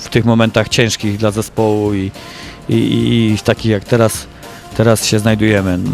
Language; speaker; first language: Polish; native; Polish